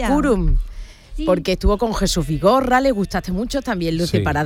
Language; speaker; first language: Spanish; native; Spanish